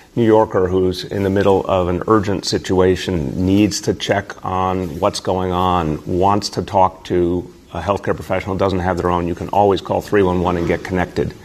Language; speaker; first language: English; native; English